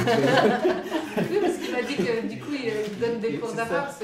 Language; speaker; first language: French; native; French